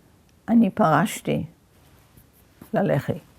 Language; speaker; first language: Hebrew; early bilingual, other home language; Yiddish